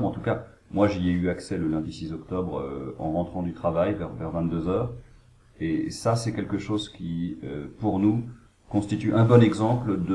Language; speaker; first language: French; native; French